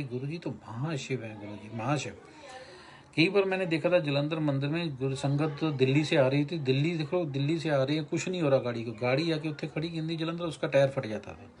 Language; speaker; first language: Hindi; non-native, local second language; Punjabi